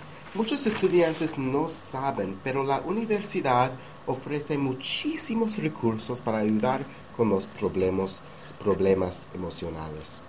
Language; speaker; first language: Spanish; non-native, learner; English